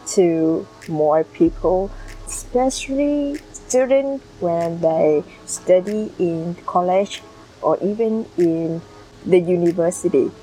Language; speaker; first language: English; non-native, learner; Vietnamese